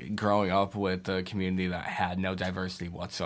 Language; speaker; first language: English; native; English